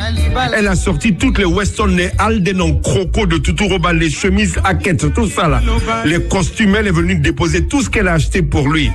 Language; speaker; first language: French; non-native, local second language; Akan